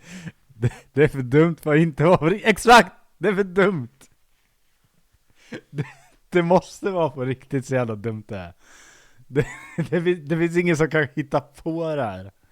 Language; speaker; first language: Swedish; native; Swedish